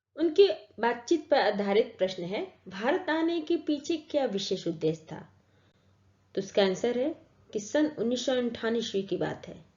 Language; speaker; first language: Hindi; native; Hindi